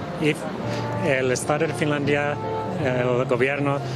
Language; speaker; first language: Spanish; non-native, fluent; Finnish